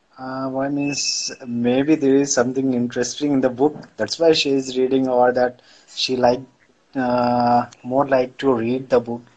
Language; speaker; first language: English; non-native, learner; Indonesian